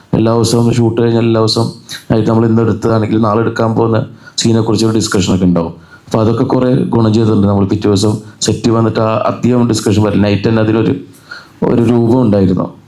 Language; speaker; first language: Malayalam; native; Malayalam